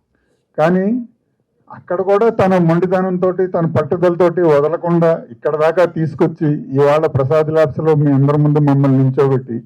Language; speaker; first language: Telugu; native; Telugu